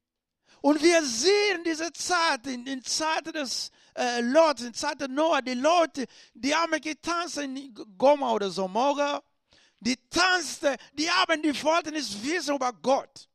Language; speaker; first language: German; non-native, learner; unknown